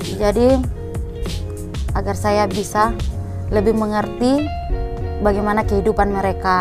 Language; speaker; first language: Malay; non-native, local second language; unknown